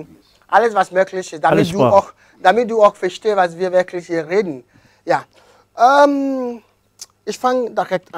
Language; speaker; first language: German; non-native, learner; Akan